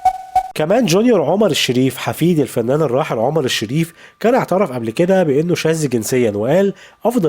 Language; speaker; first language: Arabic; native; Arabic